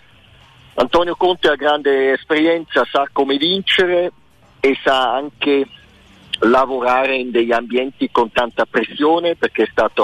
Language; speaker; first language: Italian; early bilingual, heritage; Italian